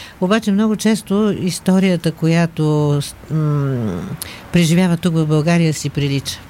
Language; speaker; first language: Bulgarian; native; Bulgarian